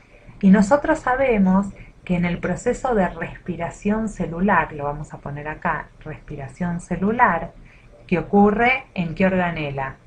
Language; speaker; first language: Spanish; native; Spanish